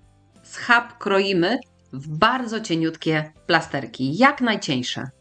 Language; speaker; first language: Polish; native; Polish